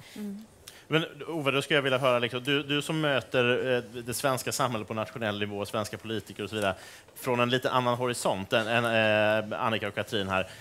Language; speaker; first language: Swedish; native; Swedish